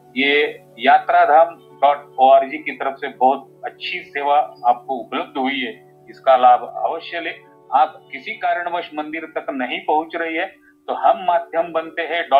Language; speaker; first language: Hindi; non-native, local second language; Marathi